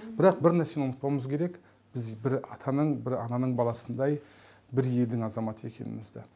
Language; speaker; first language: Kazakh; non-native, local second language; Turkish